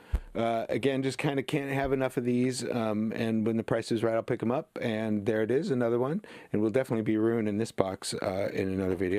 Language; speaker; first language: English; native; English